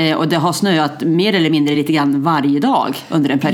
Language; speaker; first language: Swedish; native; Swedish